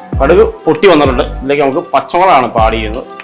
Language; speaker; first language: Malayalam; native; Malayalam